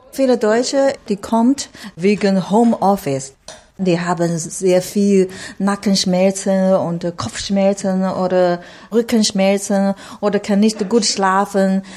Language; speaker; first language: German; non-native, learner; Chinese